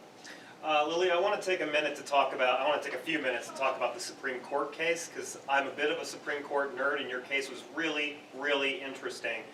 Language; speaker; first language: English; native; English